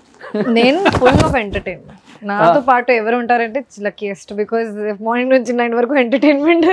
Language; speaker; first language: Telugu; non-native, local second language; Hindi